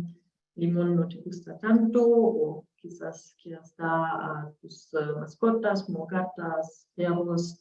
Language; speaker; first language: Spanish; non-native, learner; German